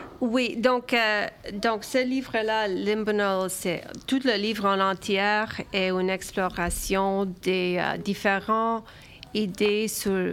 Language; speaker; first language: French; early bilingual, other home language; Romanian